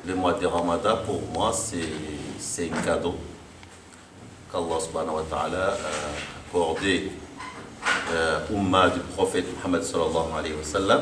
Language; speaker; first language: French; non-native, fluent; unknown